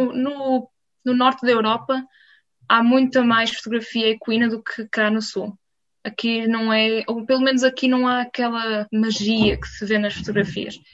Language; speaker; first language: Portuguese; early bilingual, heritage; Portuguese